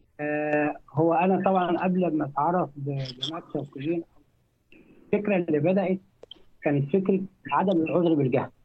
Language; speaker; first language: Arabic; native; Arabic